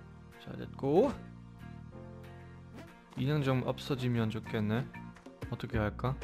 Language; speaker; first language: Korean; non-native, learner; German